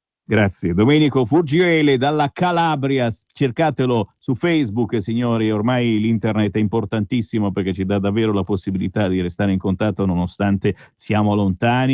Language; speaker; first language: Italian; native; Italian